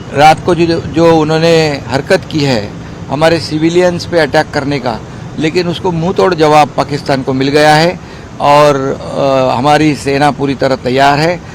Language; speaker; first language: Hindi; non-native, local second language; Marathi